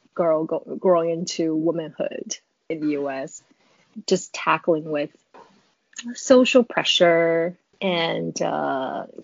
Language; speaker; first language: English; non-native, fluent; Chinese